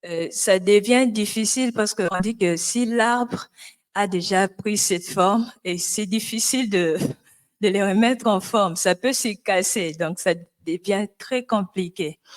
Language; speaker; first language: French; non-native, local second language; Lingala